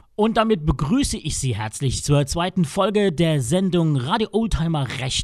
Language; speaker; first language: German; native; German